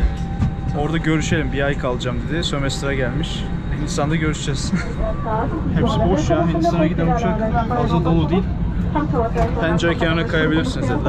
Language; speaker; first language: Turkish; native; Turkish